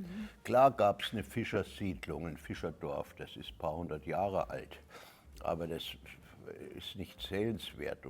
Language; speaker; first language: German; native; German